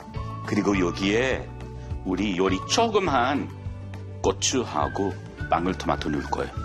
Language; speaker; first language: Korean; non-native, fluent; English